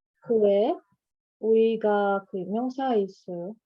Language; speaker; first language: Korean; non-native, learner; Russian